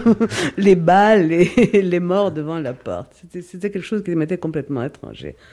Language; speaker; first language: French; non-native, fluent; Greek